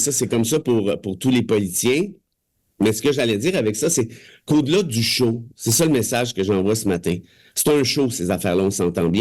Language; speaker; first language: French; native; French